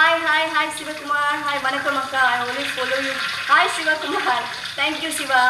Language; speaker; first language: English; non-native, local second language; Tamil